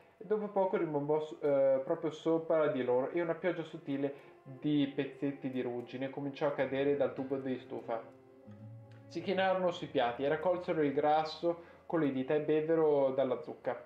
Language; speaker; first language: Italian; native; Italian